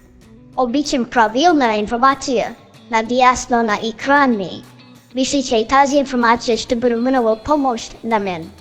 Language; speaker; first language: Bulgarian; non-native, learner; Chinese